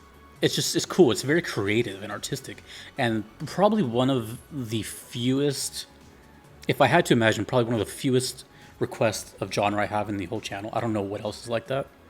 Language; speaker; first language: English; native; English